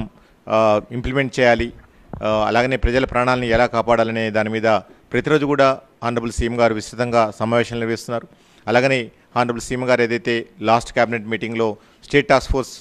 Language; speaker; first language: Telugu; native; Telugu